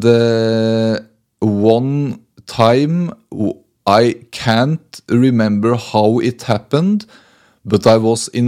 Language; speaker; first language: English; non-native, fluent; Norwegian